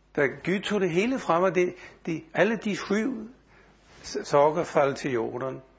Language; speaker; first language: Danish; native; Danish